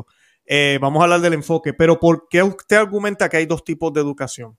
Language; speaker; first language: Spanish; native; Spanish